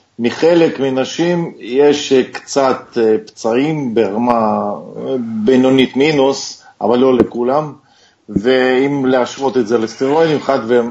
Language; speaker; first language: Hebrew; non-native, fluent; Russian